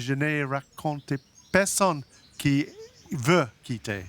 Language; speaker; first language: French; non-native, learner; English